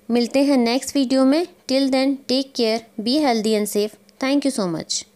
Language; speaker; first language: Hindi; native; Hindi